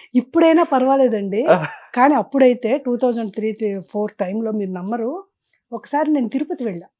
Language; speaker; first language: Telugu; native; Telugu